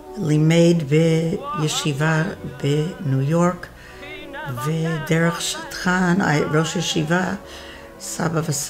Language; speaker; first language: Hebrew; early bilingual, other home language; English